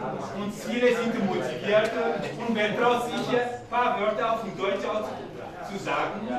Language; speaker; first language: German; non-native, fluent; Ewe